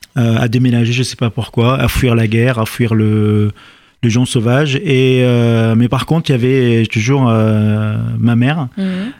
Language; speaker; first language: French; non-native, fluent; Arabic